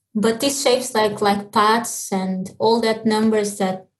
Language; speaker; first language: English; early bilingual, other home language; Portuguese